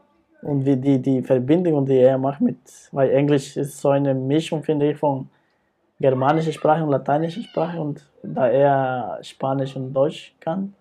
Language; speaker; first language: German; non-native, fluent; Spanish